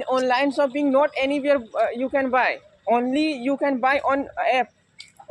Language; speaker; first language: English; non-native, learner; Hindi